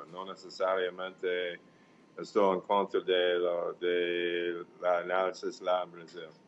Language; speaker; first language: Spanish; non-native, fluent; English